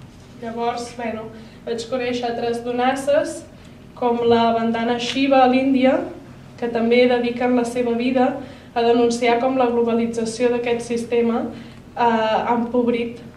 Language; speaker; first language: Catalan; native; Catalan